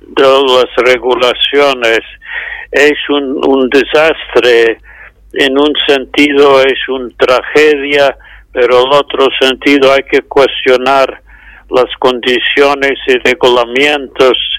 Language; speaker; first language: Spanish; non-native, fluent; English